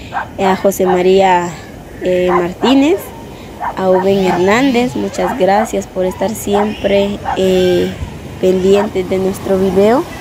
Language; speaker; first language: Spanish; native; Spanish